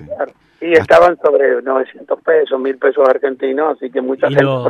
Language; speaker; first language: Spanish; native; Spanish